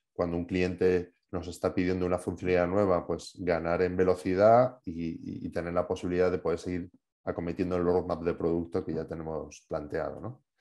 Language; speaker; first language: Spanish; native; Spanish